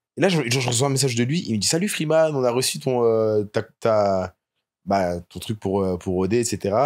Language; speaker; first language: French; native; French